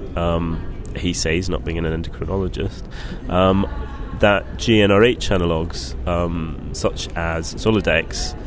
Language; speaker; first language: English; native; English